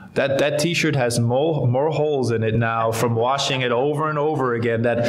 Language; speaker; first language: English; non-native, fluent; Dutch